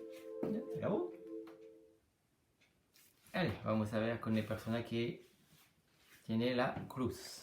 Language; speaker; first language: Spanish; non-native, learner; French